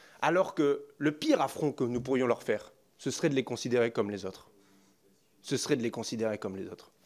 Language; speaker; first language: French; native; French